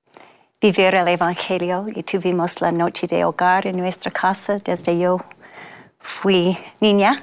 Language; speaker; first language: Spanish; non-native, fluent; English